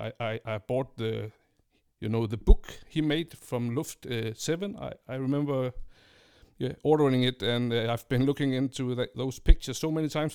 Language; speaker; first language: English; non-native, fluent; Danish